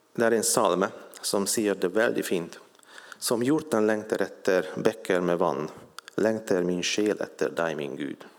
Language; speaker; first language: Swedish; non-native, fluent; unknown